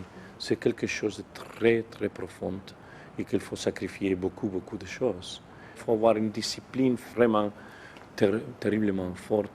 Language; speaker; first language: French; non-native, fluent; Spanish